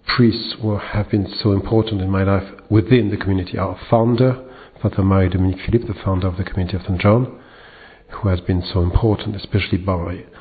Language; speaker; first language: English; non-native, fluent; French